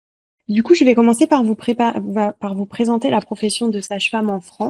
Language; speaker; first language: French; native; French